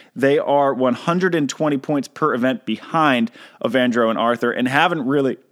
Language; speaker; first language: English; native; English